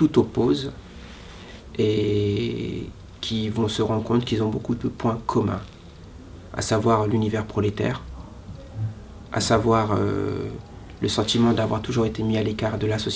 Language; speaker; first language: French; native; French